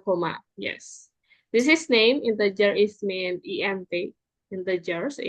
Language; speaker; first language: English; non-native, fluent; Indonesian